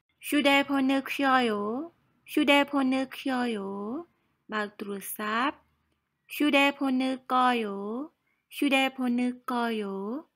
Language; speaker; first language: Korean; non-native, fluent; Khmer